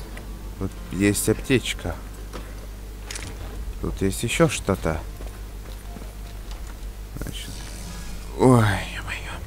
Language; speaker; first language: Russian; native; Russian